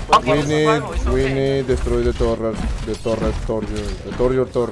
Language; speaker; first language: English; non-native, learner; Spanish